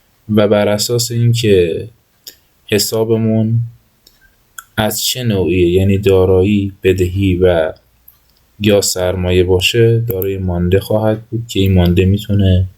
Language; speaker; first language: Persian; native; Persian